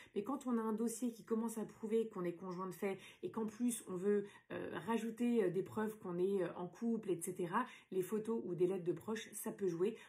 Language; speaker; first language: French; native; French